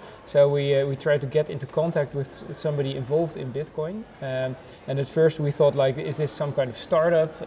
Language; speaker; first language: English; non-native, fluent; Dutch